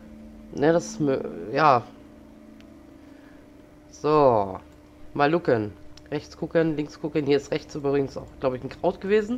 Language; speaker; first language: German; native; German